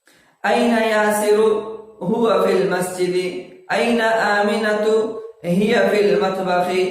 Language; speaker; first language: Arabic; non-native, fluent; Urdu